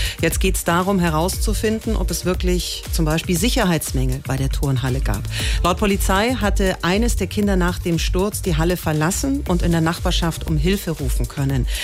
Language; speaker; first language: German; native; German